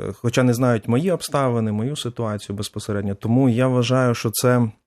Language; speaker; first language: Ukrainian; native; Ukrainian